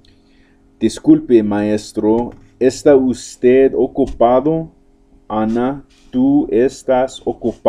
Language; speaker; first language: Spanish; non-native, learner; English